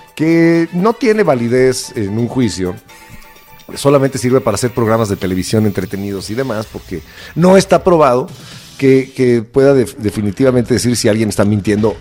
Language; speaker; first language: Spanish; native; Spanish